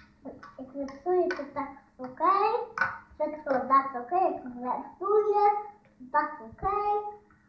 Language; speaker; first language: Polish; early bilingual, heritage; Polish